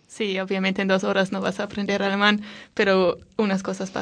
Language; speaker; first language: Spanish; non-native, fluent; German